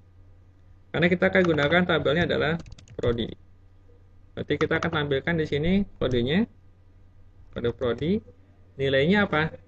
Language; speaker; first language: Indonesian; native; Indonesian